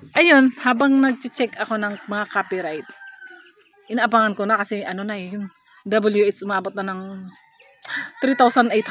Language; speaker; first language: Filipino; non-native, local second language; Hiligaynon